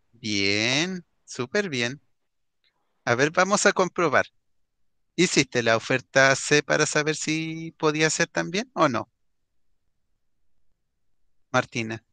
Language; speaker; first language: Spanish; native; Spanish